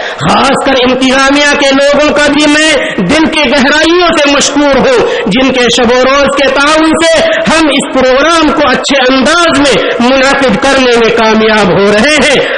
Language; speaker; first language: Urdu; native; Urdu